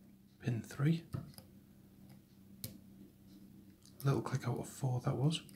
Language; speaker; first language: English; native; English